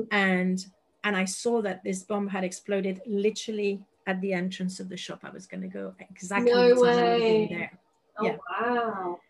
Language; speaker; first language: English; non-native, fluent; French